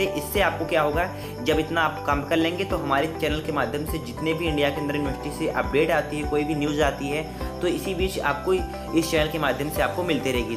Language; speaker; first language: Hindi; native; Hindi